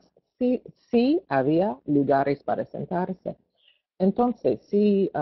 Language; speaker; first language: Spanish; non-native, fluent; English